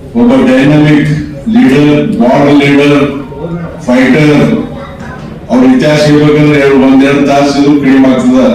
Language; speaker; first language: Kannada; non-native, local second language; Lambadi